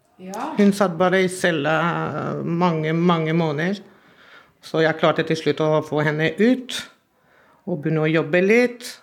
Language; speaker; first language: Norwegian; non-native, fluent; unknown